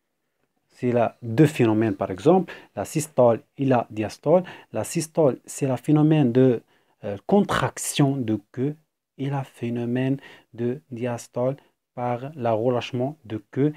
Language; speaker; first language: French; non-native, fluent; Arabic